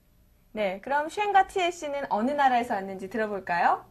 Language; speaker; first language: Korean; native; Korean